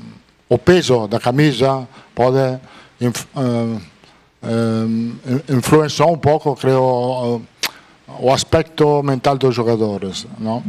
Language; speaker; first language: Portuguese; non-native, fluent; Italian